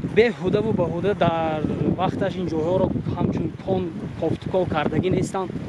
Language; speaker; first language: Tajik; native; Tajik